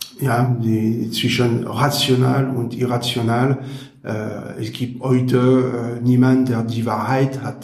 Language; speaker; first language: German; non-native, learner; French